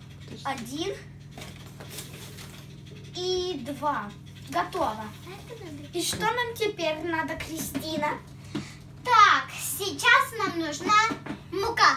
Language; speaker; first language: Russian; early bilingual, heritage; Russian